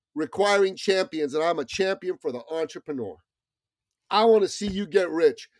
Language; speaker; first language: English; early bilingual, other home language; Persian